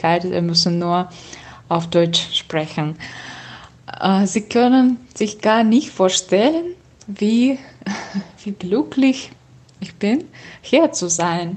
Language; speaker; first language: German; non-native, learner; Russian